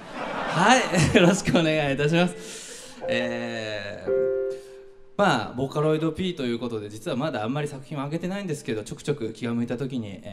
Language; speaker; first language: Japanese; native; Japanese